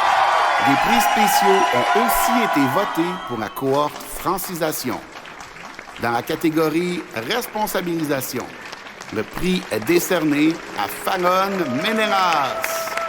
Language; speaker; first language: French; native; French